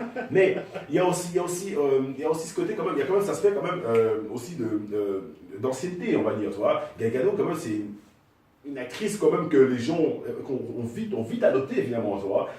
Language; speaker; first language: French; native; French